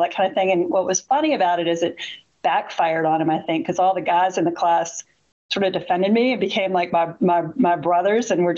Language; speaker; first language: English; native; English